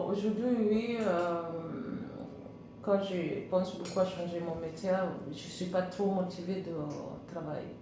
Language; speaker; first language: French; non-native, learner; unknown